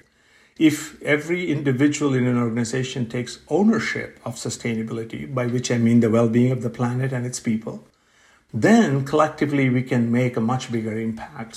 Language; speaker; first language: English; non-native, local second language; Bangla